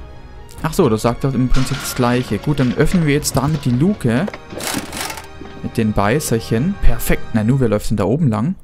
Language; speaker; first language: German; native; German